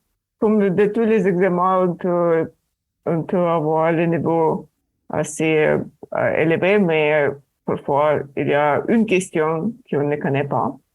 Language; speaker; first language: French; non-native, fluent; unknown